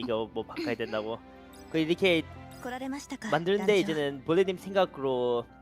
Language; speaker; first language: Korean; early bilingual, heritage; Korean